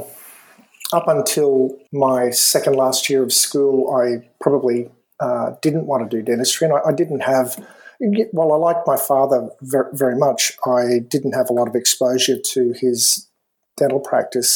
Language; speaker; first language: English; native; English